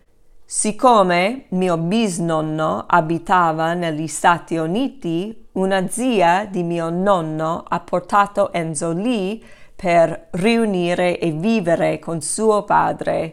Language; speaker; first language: Italian; non-native, fluent; English